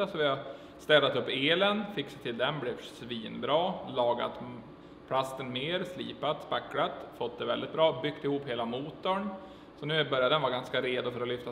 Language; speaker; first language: Swedish; native; Swedish